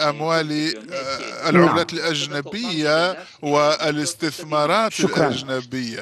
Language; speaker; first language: Arabic; non-native, fluent; Turkish